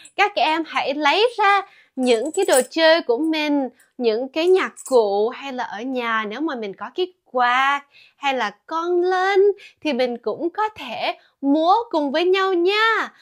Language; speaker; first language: Vietnamese; early bilingual, heritage; Vietnamese